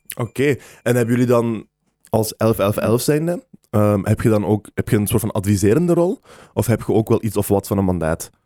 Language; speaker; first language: Dutch; native; Dutch